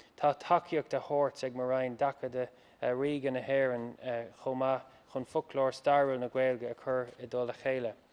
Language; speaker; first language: Irish; non-native, local second language; English